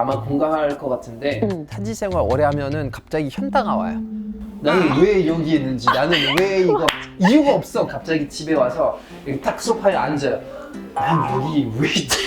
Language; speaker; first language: Korean; non-native, fluent; French